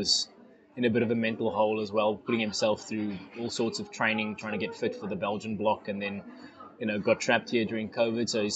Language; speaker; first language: English; non-native, local second language; Afrikaans